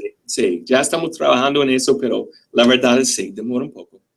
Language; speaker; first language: Spanish; non-native, fluent; English